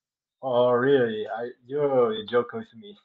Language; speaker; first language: English; non-native, learner; Portuguese